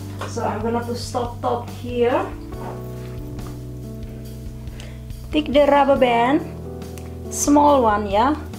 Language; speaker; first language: English; non-native, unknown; Indonesian